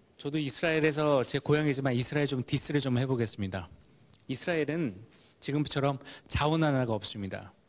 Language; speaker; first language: Korean; early bilingual, heritage; Korean